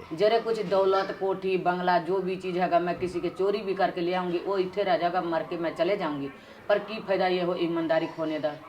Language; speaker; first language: Punjabi; non-native, local second language; Bhojpuri